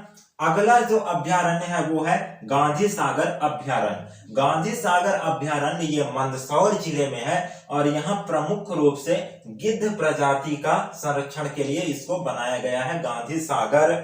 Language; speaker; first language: Hindi; native; Hindi